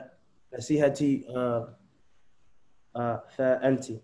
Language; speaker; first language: Arabic; non-native, learner; English